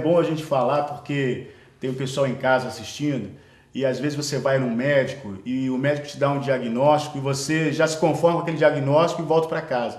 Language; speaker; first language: Portuguese; native; Portuguese